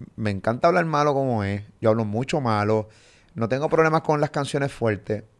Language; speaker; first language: Spanish; native; Spanish